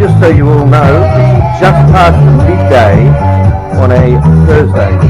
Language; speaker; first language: English; native; English